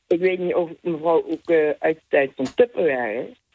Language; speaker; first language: Dutch; native; Dutch